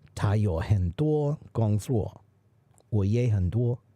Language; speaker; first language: Chinese; non-native, learner; English